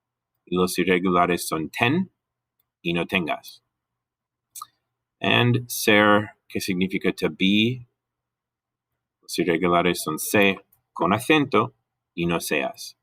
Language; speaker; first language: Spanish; non-native, fluent; English